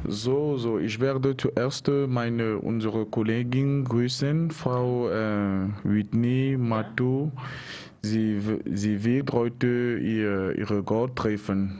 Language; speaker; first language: German; non-native, learner; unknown